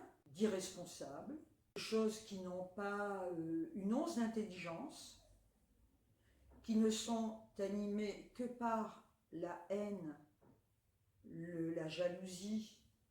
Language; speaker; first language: French; native; French